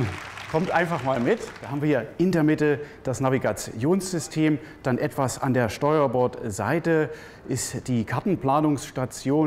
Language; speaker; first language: German; native; German